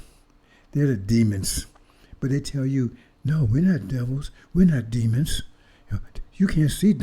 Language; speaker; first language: English; native; English